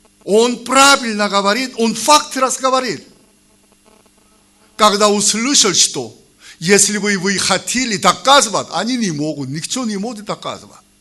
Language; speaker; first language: Russian; non-native, learner; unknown